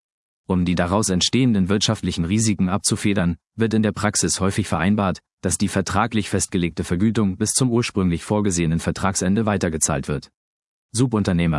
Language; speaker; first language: German; native; German